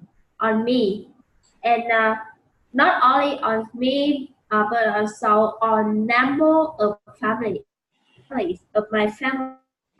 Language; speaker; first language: English; non-native, learner; Vietnamese